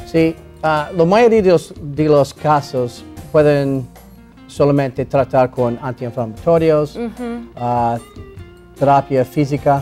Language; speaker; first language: Spanish; non-native, learner; English